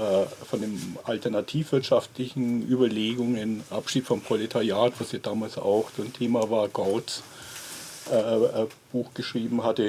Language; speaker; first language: German; native; German